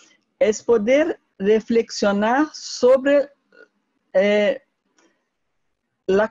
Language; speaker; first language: Spanish; non-native, fluent; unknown